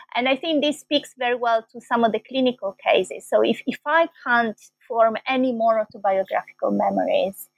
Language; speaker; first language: English; non-native, fluent; Italian